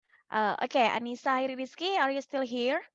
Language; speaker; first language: English; non-native, fluent; Indonesian